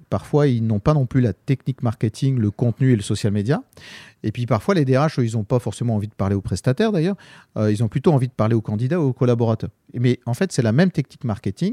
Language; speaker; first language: French; native; French